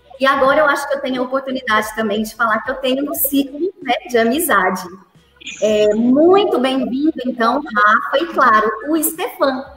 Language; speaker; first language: Portuguese; native; Portuguese